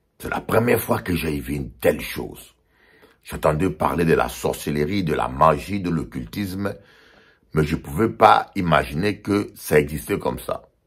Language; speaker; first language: French; non-native, local second language; Lingala